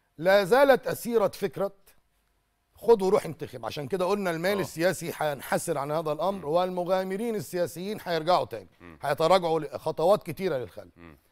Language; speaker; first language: Arabic; native; Arabic